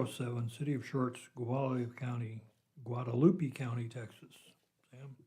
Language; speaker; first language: English; native; English